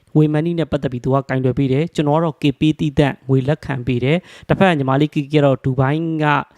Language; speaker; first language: Burmese; native; Burmese